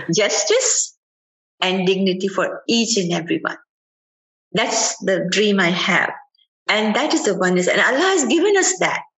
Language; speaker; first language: English; non-native, local second language; Sindhi